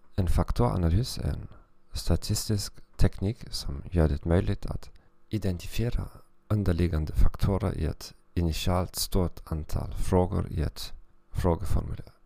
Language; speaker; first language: Swedish; non-native, fluent; German